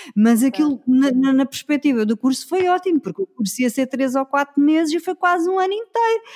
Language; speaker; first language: Portuguese; native; Portuguese